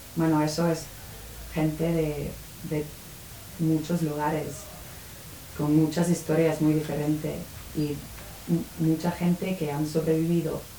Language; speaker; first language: Spanish; non-native, fluent; English